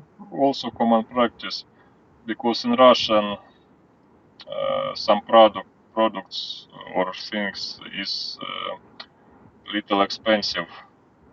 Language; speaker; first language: English; non-native, learner; Ukrainian